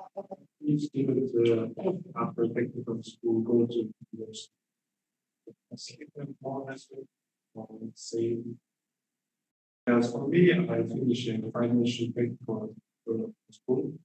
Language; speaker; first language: English; non-native, learner; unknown